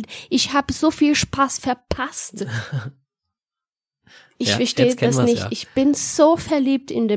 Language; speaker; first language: German; non-native, fluent; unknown